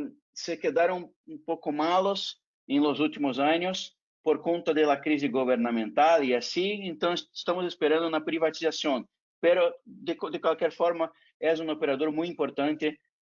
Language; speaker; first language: Spanish; non-native, fluent; Portuguese